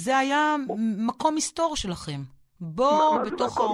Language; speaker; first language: Hebrew; native; Hebrew